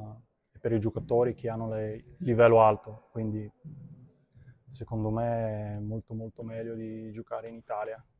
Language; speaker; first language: Italian; non-native, fluent; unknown